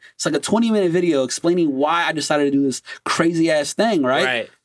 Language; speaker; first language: English; non-native, fluent; Portuguese